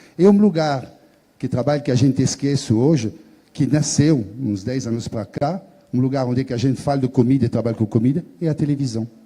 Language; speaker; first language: Portuguese; non-native, fluent; French